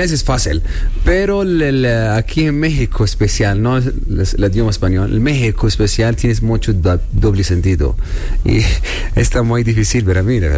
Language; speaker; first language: Spanish; non-native, learner; Arabic